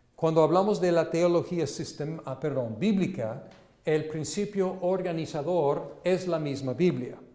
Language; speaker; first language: Spanish; non-native, fluent; English